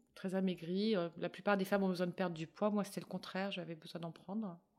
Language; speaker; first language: French; native; French